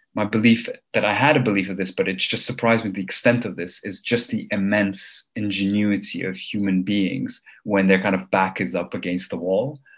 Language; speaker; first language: English; early bilingual, other home language; Armenian